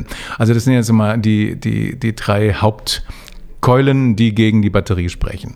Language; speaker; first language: German; native; German